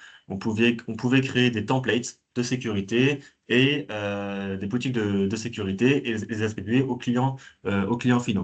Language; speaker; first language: French; native; French